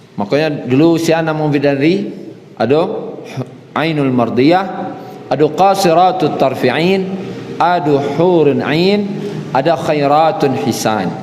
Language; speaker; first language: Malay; non-native, local second language; Minangkabau